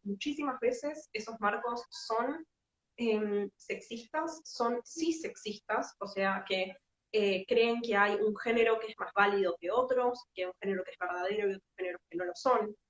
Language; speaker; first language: Spanish; native; Spanish